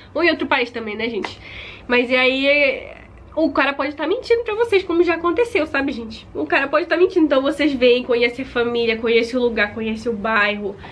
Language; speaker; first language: Portuguese; native; Portuguese